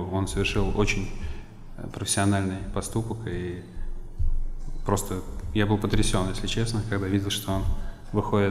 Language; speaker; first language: Russian; native; Russian